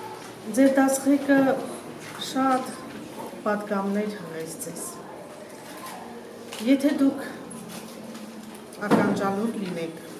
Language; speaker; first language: Armenian; native; Armenian